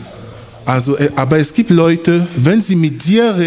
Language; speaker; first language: German; non-native, fluent; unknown